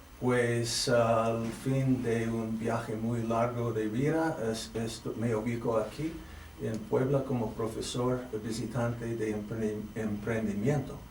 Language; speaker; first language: Spanish; non-native, fluent; English